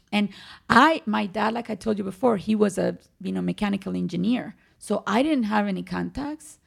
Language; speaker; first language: English; non-native, fluent; Spanish